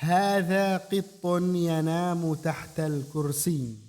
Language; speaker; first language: Arabic; non-native, fluent; Indonesian